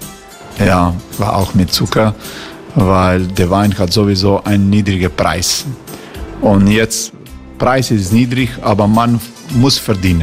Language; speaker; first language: German; non-native, fluent; Croatian